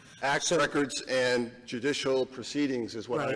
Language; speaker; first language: English; native; English